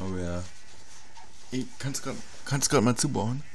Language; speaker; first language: German; native; German